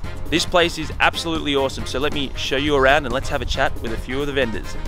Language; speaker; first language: English; native; English